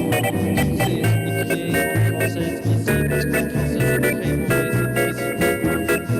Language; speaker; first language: French; non-native, learner; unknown